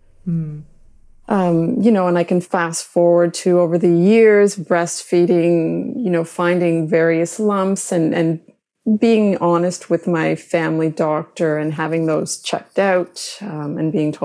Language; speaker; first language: English; native; English